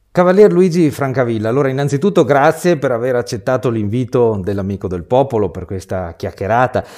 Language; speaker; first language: Italian; native; Italian